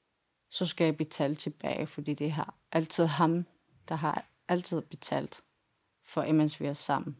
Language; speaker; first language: Danish; non-native, local second language; Kalaallisut